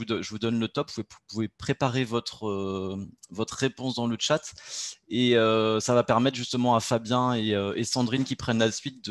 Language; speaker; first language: French; native; French